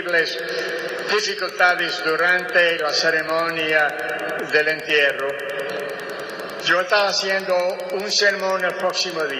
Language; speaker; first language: Spanish; non-native, fluent; English